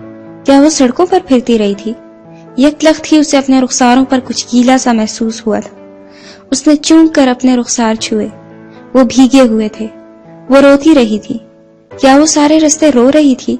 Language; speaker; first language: Urdu; native; Urdu